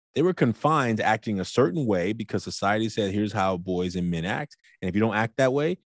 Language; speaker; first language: English; native; English